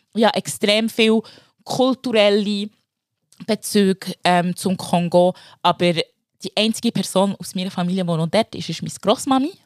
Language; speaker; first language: German; early bilingual, other home language; Lingala